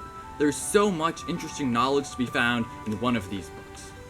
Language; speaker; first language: English; native; English